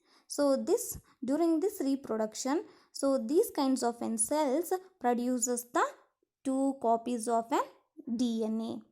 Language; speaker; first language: English; non-native, local second language; Kannada